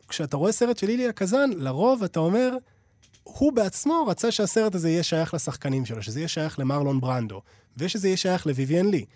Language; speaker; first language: Hebrew; native; Hebrew